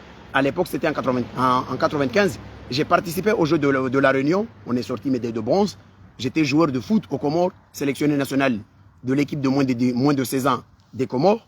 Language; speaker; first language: French; non-native, local second language; Comorian